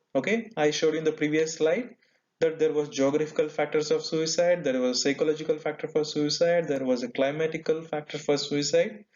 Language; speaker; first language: English; non-native, local second language; Kannada